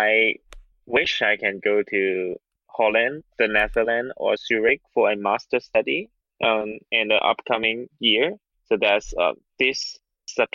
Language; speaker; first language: English; non-native, local second language; Cantonese